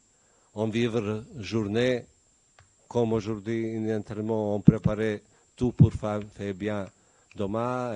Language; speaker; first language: French; non-native, learner; Bosnian